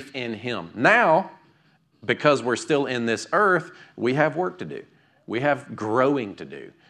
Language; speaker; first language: English; native; English